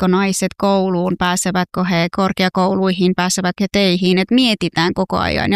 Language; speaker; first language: Finnish; non-native, fluent; Persian